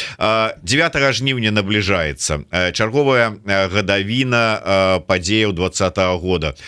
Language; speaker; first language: Belarusian; native; Belarusian